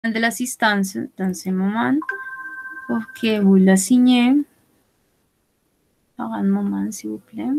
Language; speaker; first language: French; non-native, fluent; Spanish